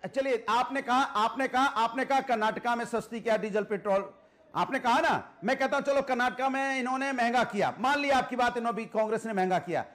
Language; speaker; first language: Hindi; native; Hindi